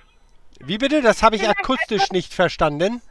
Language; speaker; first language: German; native; German